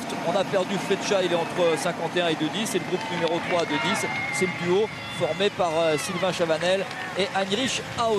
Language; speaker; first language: French; native; French